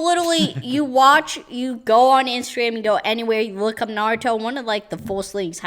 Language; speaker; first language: English; native; English